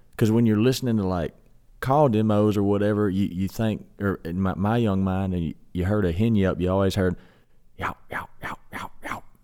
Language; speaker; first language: English; native; English